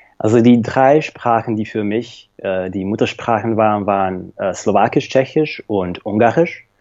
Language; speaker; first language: German; non-native, fluent; Slovak